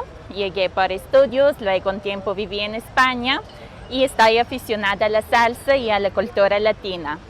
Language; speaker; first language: Spanish; non-native, fluent; Bulgarian